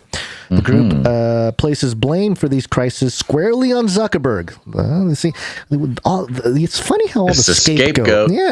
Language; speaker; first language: English; native; English